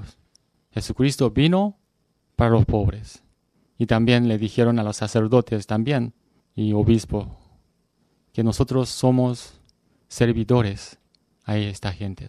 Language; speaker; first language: Spanish; non-native, learner; Korean